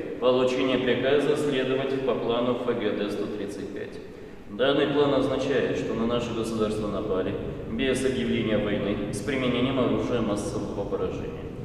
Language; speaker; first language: Russian; native; Russian